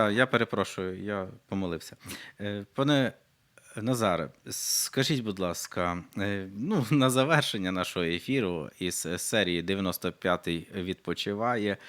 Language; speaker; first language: Ukrainian; native; Ukrainian